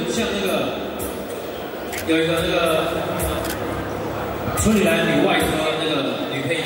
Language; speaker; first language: Chinese; native; Chinese